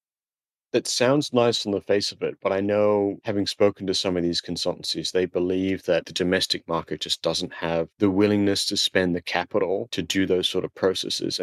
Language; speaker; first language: English; native; English